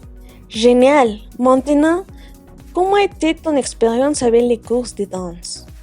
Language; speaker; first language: French; non-native, fluent; Spanish